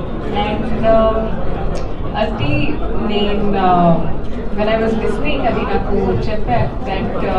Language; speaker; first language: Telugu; non-native, learner; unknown